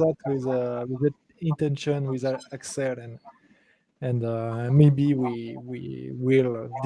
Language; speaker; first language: English; non-native, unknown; French